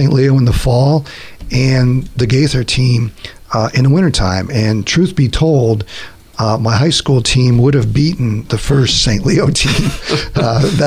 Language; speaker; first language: English; native; English